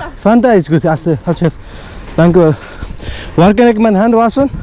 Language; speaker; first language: Dutch; non-native, learner; Nepali